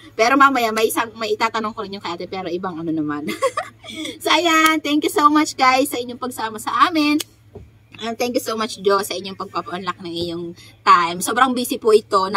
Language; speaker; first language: Filipino; native; Filipino